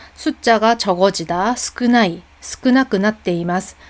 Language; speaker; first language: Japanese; non-native, fluent; Korean